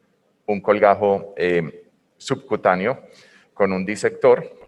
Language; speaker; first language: Spanish; native; Spanish